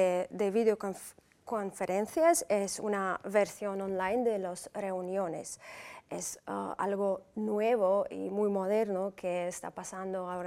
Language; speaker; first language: Spanish; non-native, fluent; Uzbek